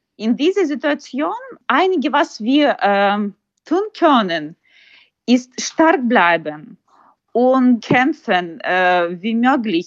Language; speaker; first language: German; non-native, learner; Ukrainian